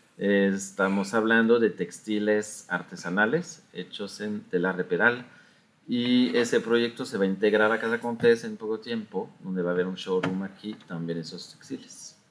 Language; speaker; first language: Spanish; non-native, fluent; French